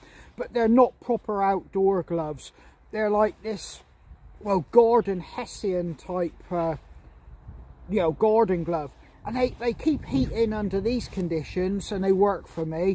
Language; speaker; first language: English; native; English